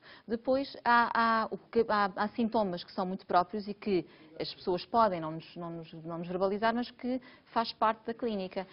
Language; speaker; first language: Portuguese; native; Portuguese